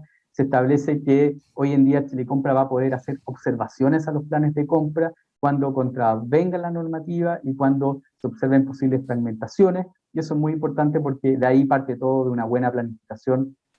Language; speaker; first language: Spanish; native; Spanish